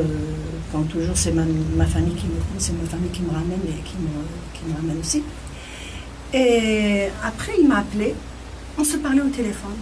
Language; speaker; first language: French; non-native, local second language; Kabyle